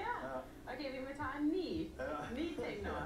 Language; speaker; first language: Norwegian; early bilingual, heritage; English